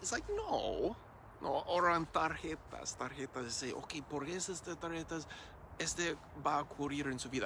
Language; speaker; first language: Spanish; non-native, learner; English